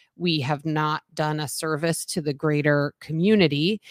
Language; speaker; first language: English; native; English